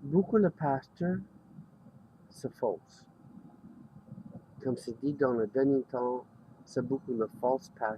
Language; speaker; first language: French; non-native, learner; English